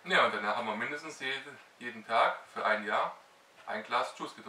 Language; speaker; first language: German; native; German